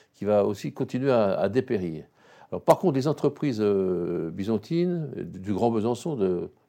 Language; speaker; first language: French; native; French